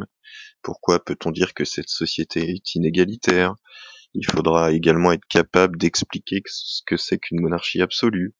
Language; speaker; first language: French; native; French